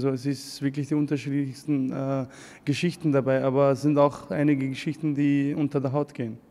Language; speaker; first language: German; early bilingual, other home language; Arabic